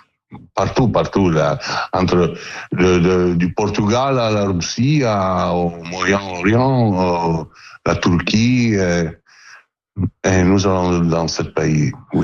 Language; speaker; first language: French; non-native, learner; Italian